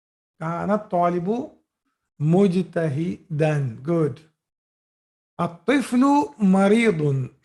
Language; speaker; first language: Arabic; non-native, fluent; Urdu